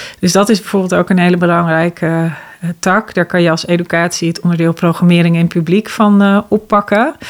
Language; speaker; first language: Dutch; native; Dutch